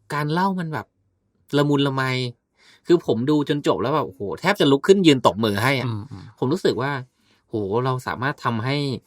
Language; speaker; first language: Thai; native; Thai